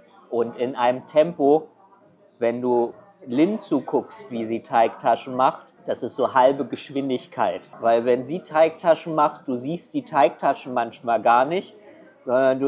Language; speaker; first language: German; non-native, fluent; Chinese